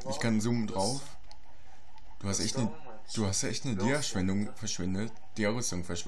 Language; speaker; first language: German; native; German